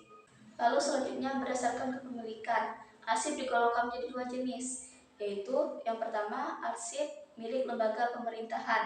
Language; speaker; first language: Indonesian; native; Indonesian